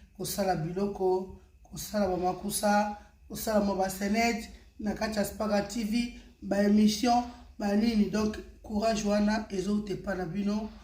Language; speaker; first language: Lingala; native; Lingala